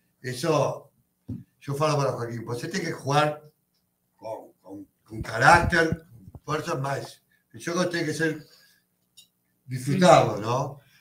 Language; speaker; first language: Portuguese; non-native, learner; Spanish